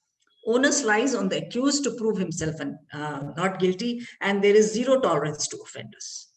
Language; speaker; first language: English; non-native, local second language; Malayalam